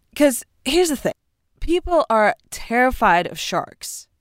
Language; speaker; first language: English; non-native, fluent; Russian